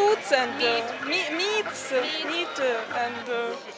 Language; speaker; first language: English; non-native, learner; Russian